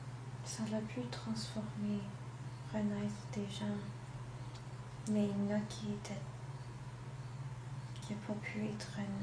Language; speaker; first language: French; non-native, local second language; English